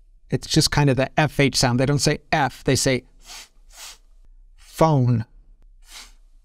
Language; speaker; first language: English; native; English